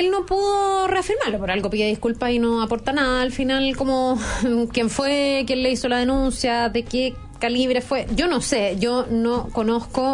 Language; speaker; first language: Spanish; native; Spanish